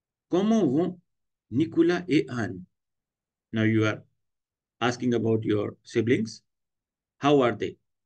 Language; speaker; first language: English; non-native, local second language; Hindi